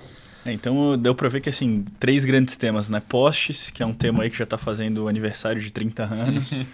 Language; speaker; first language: Portuguese; native; Portuguese